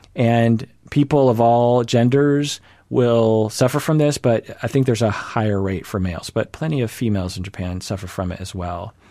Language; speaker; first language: English; early bilingual, other home language; Japanese